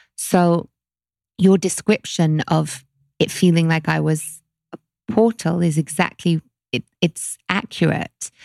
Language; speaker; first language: English; native; English